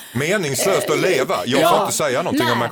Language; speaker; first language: Swedish; native; Swedish